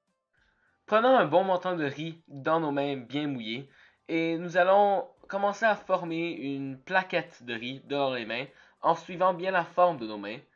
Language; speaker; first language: French; native; French